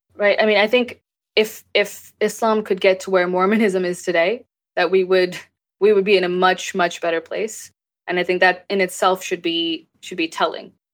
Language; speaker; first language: English; early bilingual, other home language; Urdu